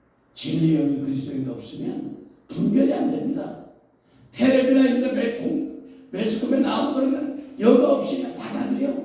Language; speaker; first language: Korean; native; Korean